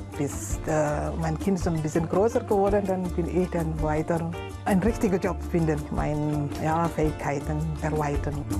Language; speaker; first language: German; non-native, learner; Indonesian